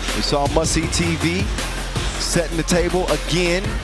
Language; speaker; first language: English; native; English